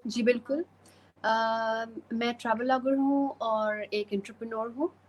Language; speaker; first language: Urdu; native; Urdu